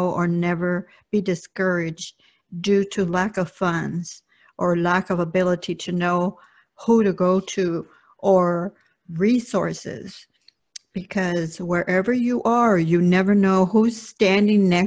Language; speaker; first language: English; early bilingual, other home language; Spanish